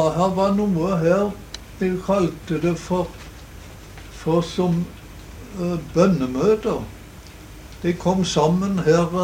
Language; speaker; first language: Norwegian; native; Norwegian